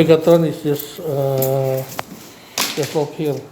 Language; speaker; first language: English; non-native, learner; Indonesian